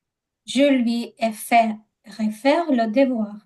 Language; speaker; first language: French; non-native, learner; Ukrainian